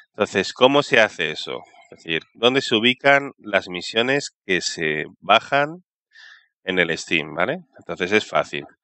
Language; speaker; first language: Spanish; native; Spanish